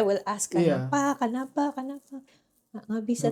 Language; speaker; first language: Indonesian; non-native, fluent; Filipino